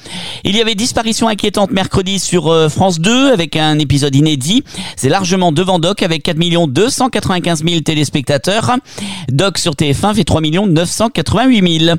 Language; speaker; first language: French; native; French